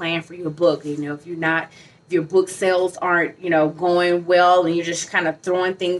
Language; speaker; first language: English; native; English